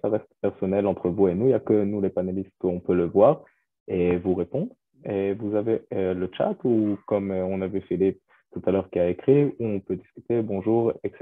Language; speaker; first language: French; non-native, fluent; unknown